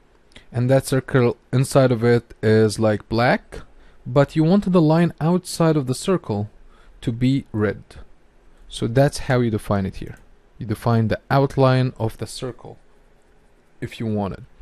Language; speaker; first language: English; non-native, fluent; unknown